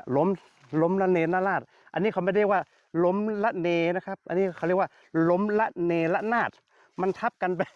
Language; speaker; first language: Thai; native; Thai